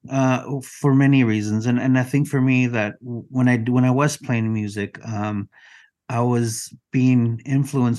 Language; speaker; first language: English; non-native, fluent; Spanish